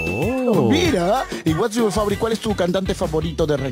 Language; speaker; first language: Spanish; native; Spanish